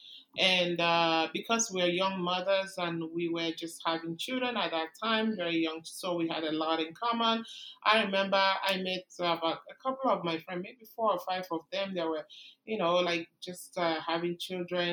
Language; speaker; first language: English; non-native, local second language; Igbo